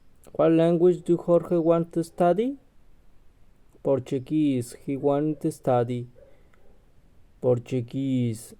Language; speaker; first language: English; non-native, learner; Spanish